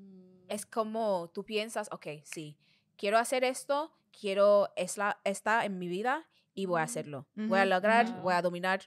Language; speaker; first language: Spanish; non-native, learner; English